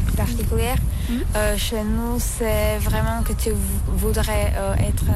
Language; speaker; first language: French; non-native, learner; Slovak